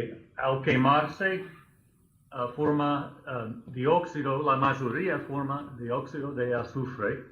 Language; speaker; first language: Spanish; non-native, fluent; English